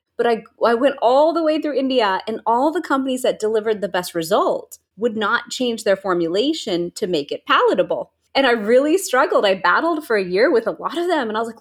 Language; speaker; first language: English; native; English